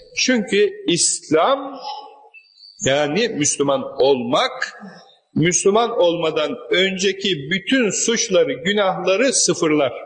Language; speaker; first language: Turkish; native; Turkish